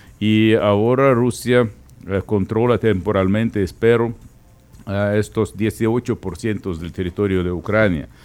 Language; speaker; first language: Spanish; non-native, fluent; Ukrainian